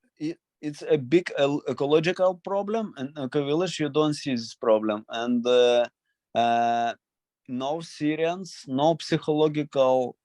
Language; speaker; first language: English; non-native, learner; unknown